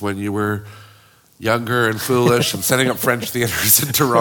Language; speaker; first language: English; native; English